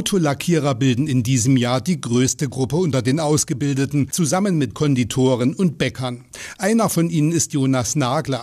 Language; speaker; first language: German; native; German